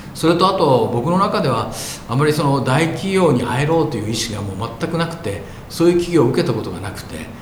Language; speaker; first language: Japanese; native; Japanese